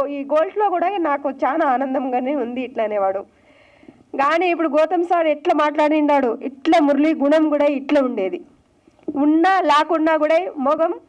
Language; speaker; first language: Telugu; non-native, local second language; Lambadi